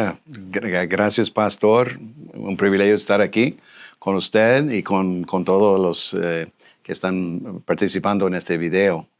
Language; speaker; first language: Spanish; non-native, fluent; English